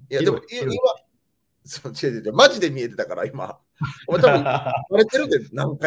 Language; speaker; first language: Japanese; native; Japanese